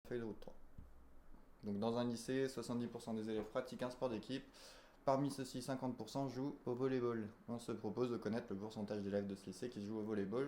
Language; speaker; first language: French; native; French